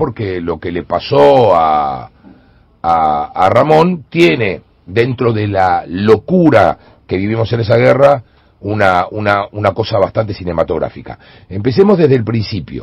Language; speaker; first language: Spanish; native; Spanish